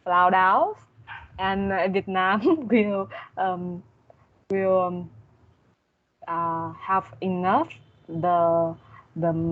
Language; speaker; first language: English; non-native, learner; Vietnamese